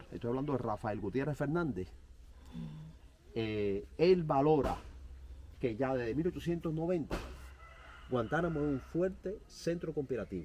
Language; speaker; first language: Spanish; native; Spanish